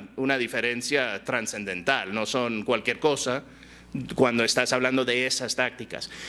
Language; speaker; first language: Spanish; early bilingual, heritage; Spanish